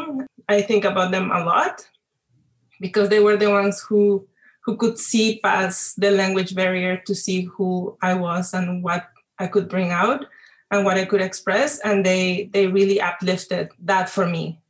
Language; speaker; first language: English; non-native, fluent; Spanish